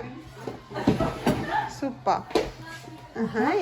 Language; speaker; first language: German; non-native, fluent; Armenian